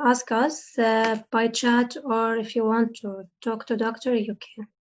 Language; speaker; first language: English; non-native, learner; Arabic